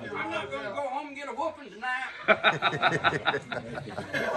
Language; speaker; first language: English; native; English